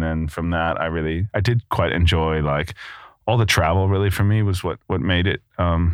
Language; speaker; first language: English; native; English